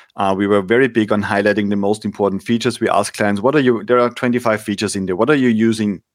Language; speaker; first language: English; non-native, fluent; German